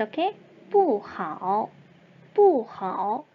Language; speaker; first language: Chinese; non-native, fluent; Korean